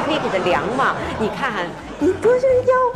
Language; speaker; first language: Chinese; native; Chinese